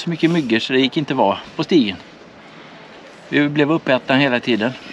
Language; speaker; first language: Swedish; native; Swedish